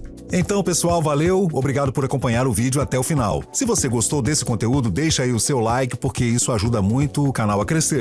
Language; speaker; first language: Portuguese; native; Portuguese